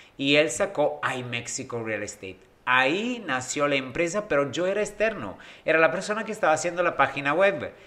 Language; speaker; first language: Spanish; non-native, fluent; Italian